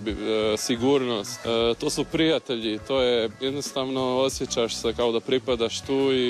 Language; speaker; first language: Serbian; early bilingual, heritage; Croatian